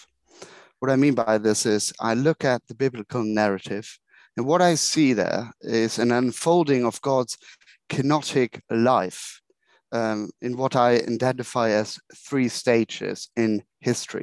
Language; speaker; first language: English; non-native, fluent; German